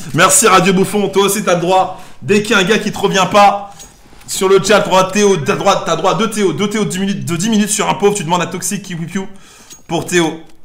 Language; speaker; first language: French; native; French